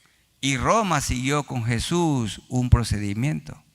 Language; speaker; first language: Spanish; native; Spanish